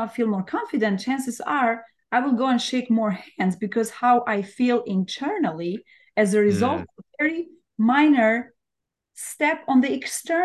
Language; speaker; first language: English; non-native, fluent; Albanian